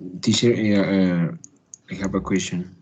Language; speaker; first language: English; non-native, learner; Spanish